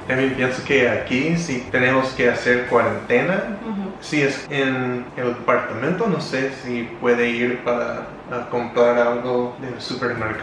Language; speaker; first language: Spanish; non-native, learner; English